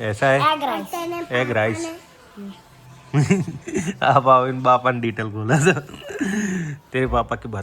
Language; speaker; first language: Hindi; non-native, local second language; Gujarati